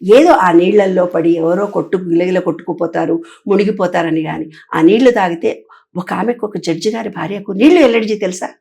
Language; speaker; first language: Telugu; native; Telugu